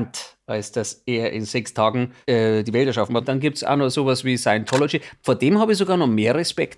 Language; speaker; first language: German; native; German